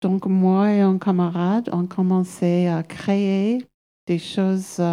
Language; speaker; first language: French; non-native, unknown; English